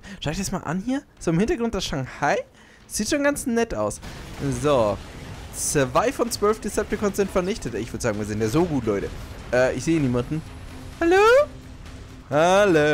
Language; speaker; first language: German; native; German